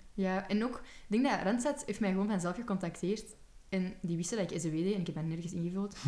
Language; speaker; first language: Dutch; native; Dutch